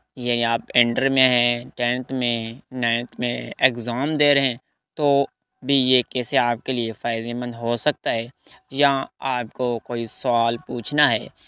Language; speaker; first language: Urdu; native; Urdu